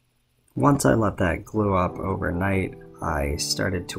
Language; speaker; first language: English; native; English